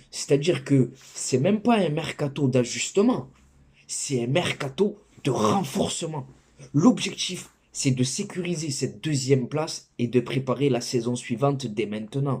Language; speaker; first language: French; native; French